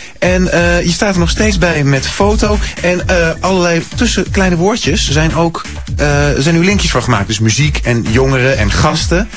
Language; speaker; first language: Dutch; native; Dutch